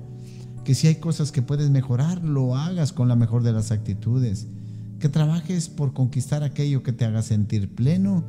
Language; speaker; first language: Spanish; native; Spanish